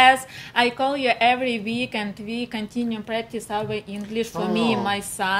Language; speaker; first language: English; non-native, learner; Ukrainian